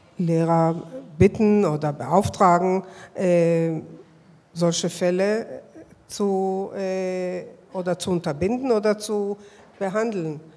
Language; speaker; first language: German; non-native, fluent; Hebrew